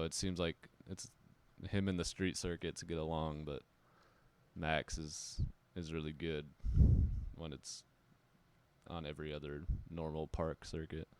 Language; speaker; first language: English; native; English